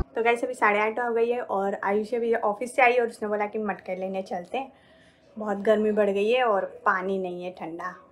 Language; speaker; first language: Hindi; non-native, local second language; Gujarati